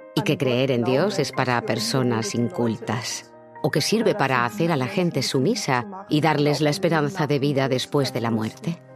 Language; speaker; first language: Spanish; non-native, fluent; German